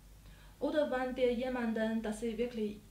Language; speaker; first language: German; non-native, learner; Chinese